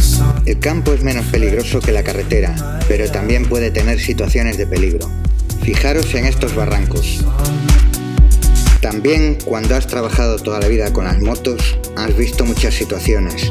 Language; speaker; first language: Spanish; native; Spanish